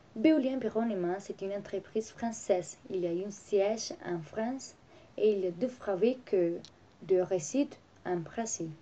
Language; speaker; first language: French; non-native, learner; Spanish